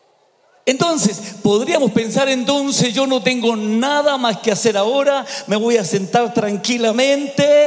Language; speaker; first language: Spanish; native; Spanish